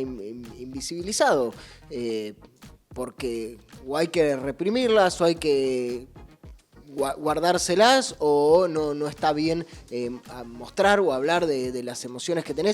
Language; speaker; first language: Spanish; native; Spanish